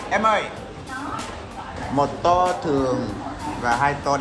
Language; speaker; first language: Vietnamese; non-native, fluent; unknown